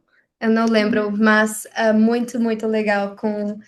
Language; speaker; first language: Portuguese; non-native, learner; English